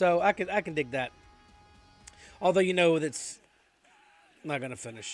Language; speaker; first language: English; native; English